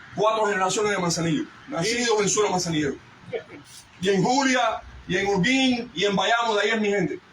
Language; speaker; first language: Spanish; early bilingual, heritage; Spanish